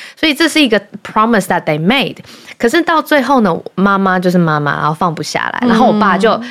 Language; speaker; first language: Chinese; early bilingual, heritage; Chinese